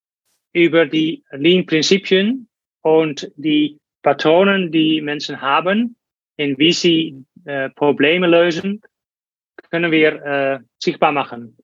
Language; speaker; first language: German; non-native, learner; Dutch